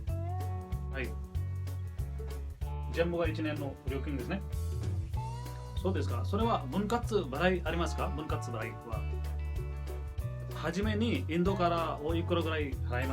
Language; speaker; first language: Japanese; non-native, fluent; Hindi